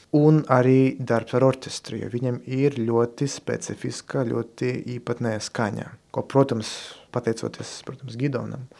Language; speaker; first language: Latvian; non-native, local second language; Russian